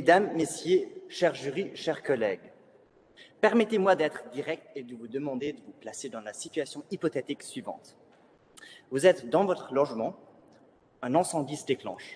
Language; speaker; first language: French; native; French